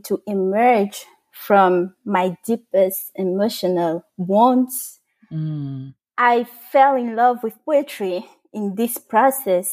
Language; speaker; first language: English; non-native, fluent; French